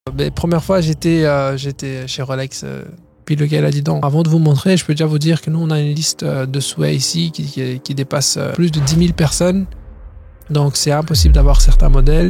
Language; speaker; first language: French; early bilingual, other home language; Portuguese